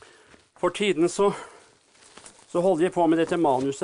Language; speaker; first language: Norwegian; native; Norwegian